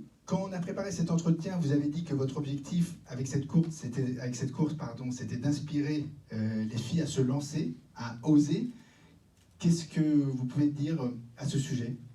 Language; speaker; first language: French; native; French